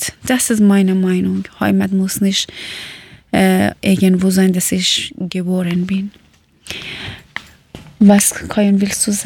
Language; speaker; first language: German; early bilingual, other home language; Persian